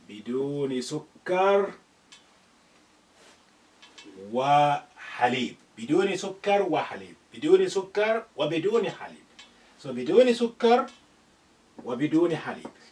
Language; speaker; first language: Arabic; non-native, fluent; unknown